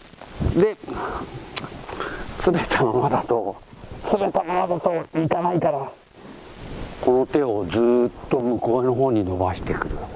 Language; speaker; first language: Japanese; native; Japanese